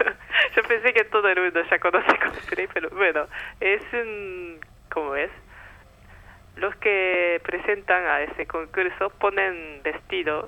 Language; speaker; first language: Spanish; non-native, fluent; Japanese